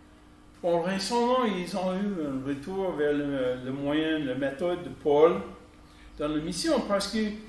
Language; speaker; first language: French; non-native, fluent; English